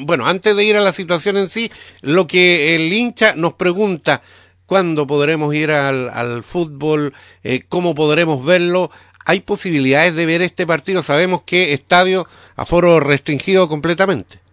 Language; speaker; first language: Spanish; native; Spanish